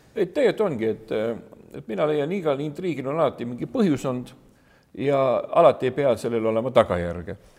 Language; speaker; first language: Estonian; native; Estonian